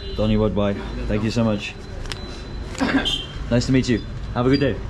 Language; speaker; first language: English; native; English